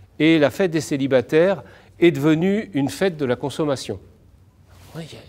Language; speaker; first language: French; native; French